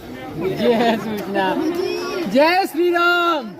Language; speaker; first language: Hindi; native; Hindi